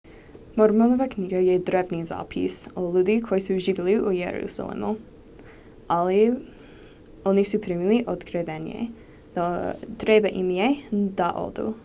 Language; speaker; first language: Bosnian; non-native, learner; English